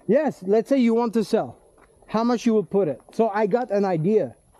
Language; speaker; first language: English; non-native, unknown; French